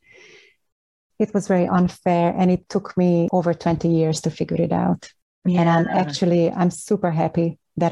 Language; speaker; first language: English; non-native, fluent; Hungarian